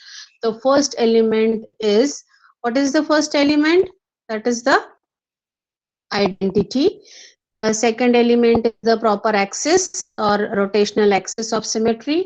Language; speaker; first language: English; non-native, local second language; Hindi